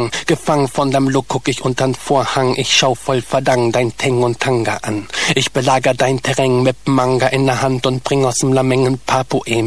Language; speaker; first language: German; native; German